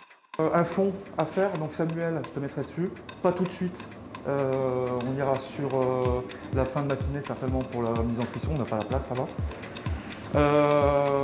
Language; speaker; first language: French; native; French